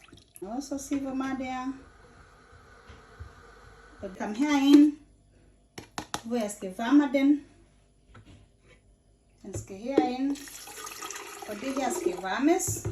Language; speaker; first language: Danish; non-native, fluent; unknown